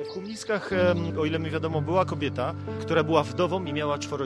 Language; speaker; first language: Polish; native; Polish